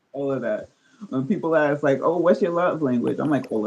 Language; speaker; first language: English; native; English